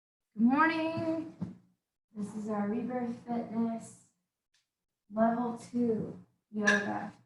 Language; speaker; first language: English; native; English